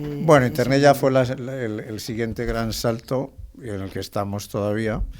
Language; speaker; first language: Spanish; native; Spanish